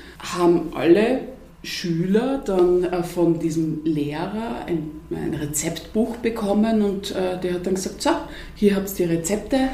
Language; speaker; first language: German; native; German